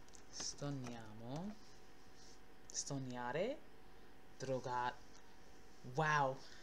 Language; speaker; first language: Italian; non-native, learner; English